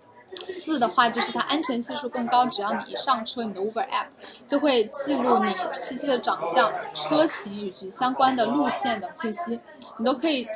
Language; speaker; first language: Chinese; native; Chinese